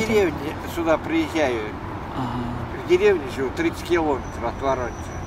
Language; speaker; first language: Russian; native; Russian